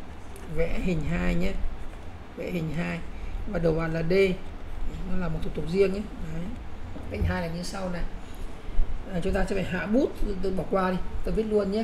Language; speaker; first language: Vietnamese; native; Vietnamese